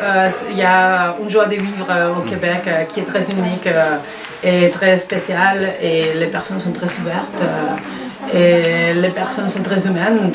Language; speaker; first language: French; non-native, fluent; Spanish